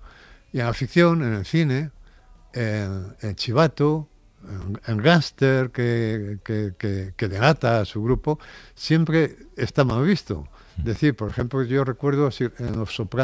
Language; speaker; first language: Spanish; native; Spanish